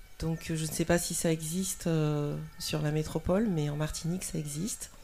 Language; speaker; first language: French; native; French